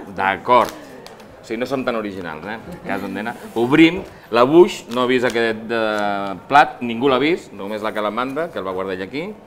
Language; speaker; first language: Catalan; native; Catalan